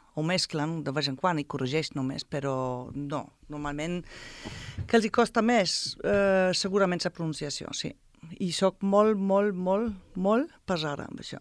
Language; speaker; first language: Catalan; non-native, fluent; German